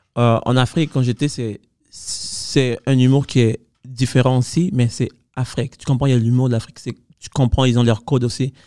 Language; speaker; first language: French; non-native, fluent; Spanish